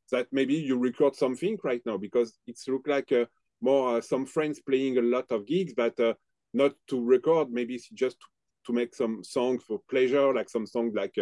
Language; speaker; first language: English; non-native, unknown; French